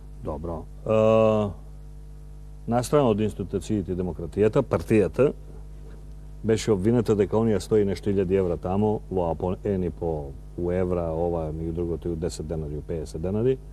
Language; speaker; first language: Macedonian; native; Macedonian